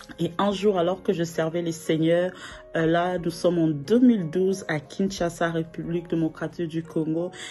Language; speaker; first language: French; non-native, local second language; Lingala